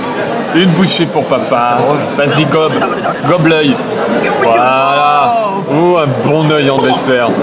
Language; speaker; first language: French; native; French